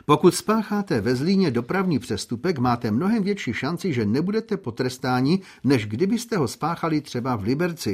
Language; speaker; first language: Czech; native; Czech